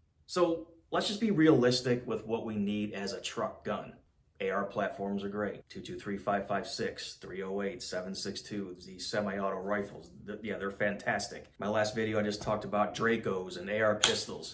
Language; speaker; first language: English; native; English